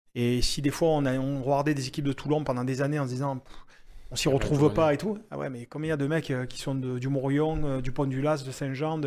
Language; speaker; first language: French; native; French